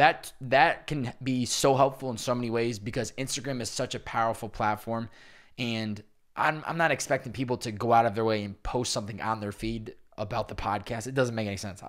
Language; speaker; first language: English; native; English